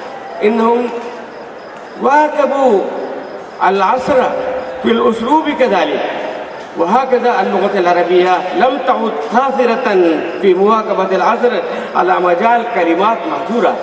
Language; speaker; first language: Arabic; non-native, fluent; Urdu